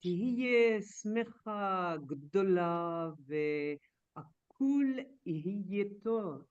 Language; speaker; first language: Hebrew; non-native, learner; French